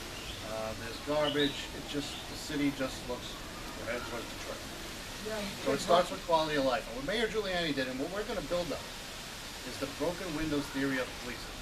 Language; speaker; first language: English; native; English